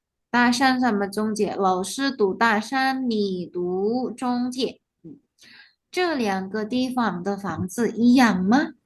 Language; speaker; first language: Chinese; non-native, fluent; Indonesian